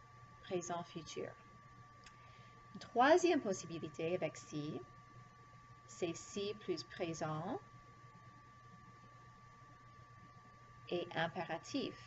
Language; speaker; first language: French; non-native, fluent; English